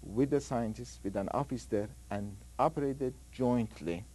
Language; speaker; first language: English; non-native, fluent; Persian